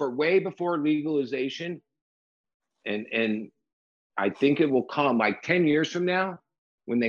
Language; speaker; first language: English; native; English